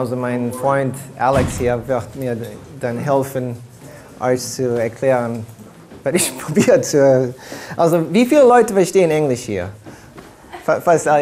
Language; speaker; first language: German; early bilingual, heritage; German